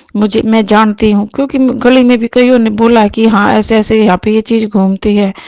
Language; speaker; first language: Hindi; non-native, local second language; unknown